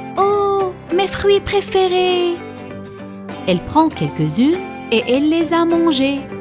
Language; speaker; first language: French; non-native, fluent; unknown